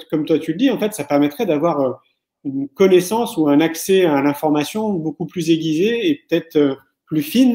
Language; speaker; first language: French; native; French